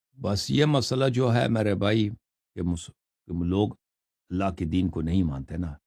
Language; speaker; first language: Urdu; non-native, fluent; Persian